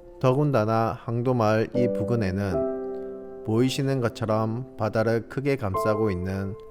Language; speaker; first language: Korean; native; Korean